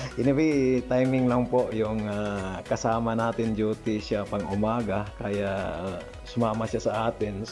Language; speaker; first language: Filipino; non-native, local second language; Cebuano